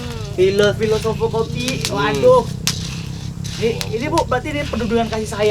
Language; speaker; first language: Indonesian; native; Indonesian